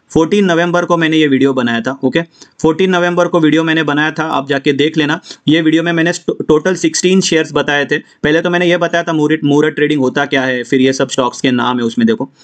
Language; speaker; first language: Hindi; non-native, local second language; Marathi